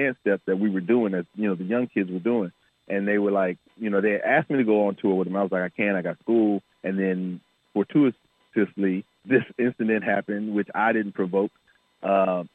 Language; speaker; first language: English; native; English